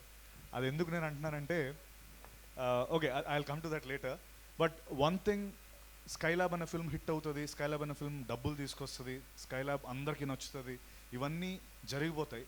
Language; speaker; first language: Telugu; native; Telugu